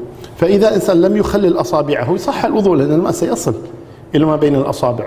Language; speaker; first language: Arabic; native; Arabic